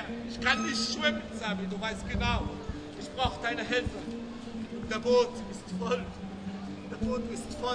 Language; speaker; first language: German; non-native, learner; Arabic